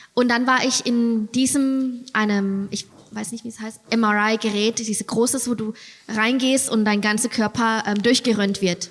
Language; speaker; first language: German; non-native, fluent; Thai